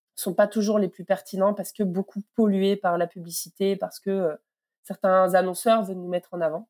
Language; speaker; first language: French; native; French